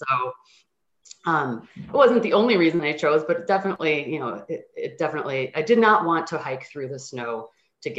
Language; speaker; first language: English; native; English